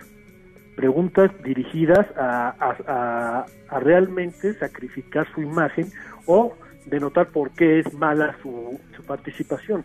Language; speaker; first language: Spanish; native; Spanish